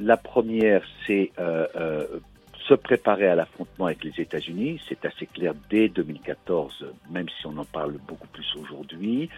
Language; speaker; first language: French; native; French